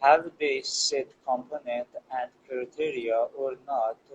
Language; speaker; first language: English; non-native, learner; Persian